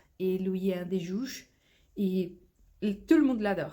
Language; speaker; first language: French; non-native, fluent; Portuguese